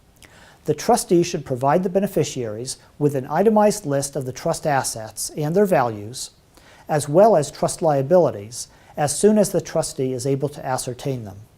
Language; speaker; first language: English; native; English